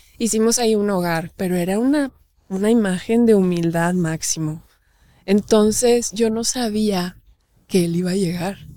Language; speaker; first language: Spanish; native; Spanish